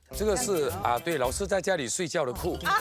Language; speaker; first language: Chinese; native; Chinese